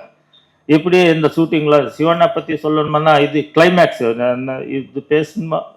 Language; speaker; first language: Tamil; non-native, learner; Kannada